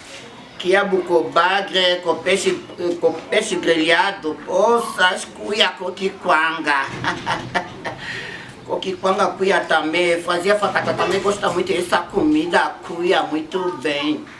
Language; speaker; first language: Portuguese; non-native, learner; Lingala